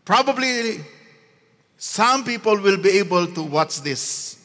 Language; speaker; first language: English; non-native, local second language; Filipino